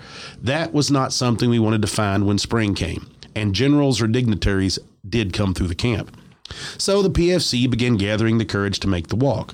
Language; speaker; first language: English; native; English